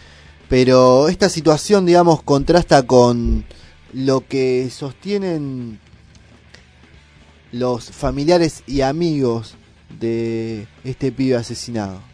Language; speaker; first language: Spanish; native; Spanish